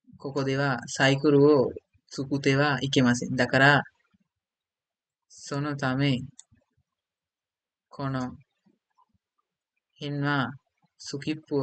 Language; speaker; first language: Japanese; non-native, learner; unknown